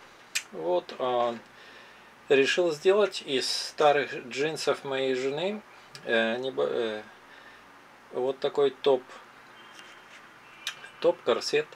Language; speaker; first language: Russian; native; Russian